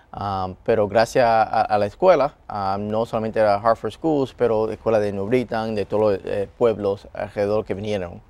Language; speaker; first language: Spanish; early bilingual, heritage; Spanish